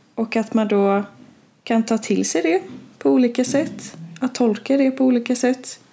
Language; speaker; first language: Swedish; early bilingual, other home language; Norwegian